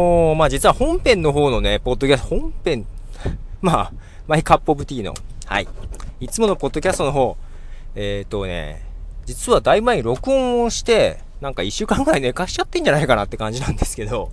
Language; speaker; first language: Japanese; native; Japanese